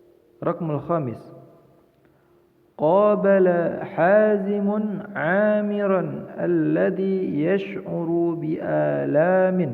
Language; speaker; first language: Arabic; non-native, fluent; Indonesian